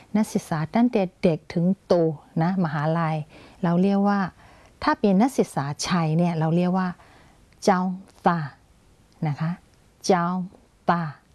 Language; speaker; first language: Thai; non-native, fluent; Burmese